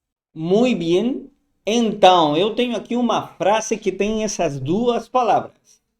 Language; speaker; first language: Portuguese; non-native, fluent; Spanish